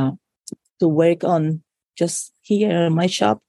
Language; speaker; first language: English; non-native, fluent; Spanish